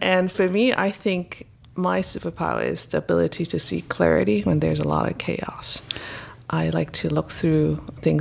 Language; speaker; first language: English; non-native, local second language; Cantonese